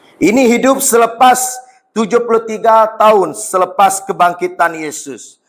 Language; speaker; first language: Malay; non-native, local second language; Iban